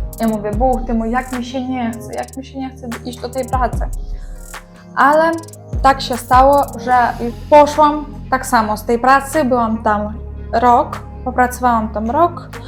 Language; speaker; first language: Polish; non-native, learner; Ukrainian